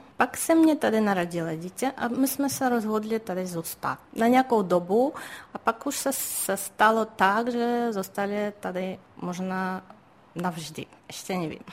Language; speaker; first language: Czech; non-native, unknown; Russian